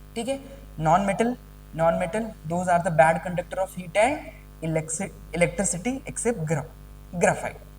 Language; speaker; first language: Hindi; native; Hindi